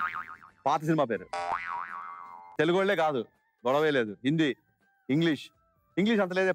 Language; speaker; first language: Telugu; native; Telugu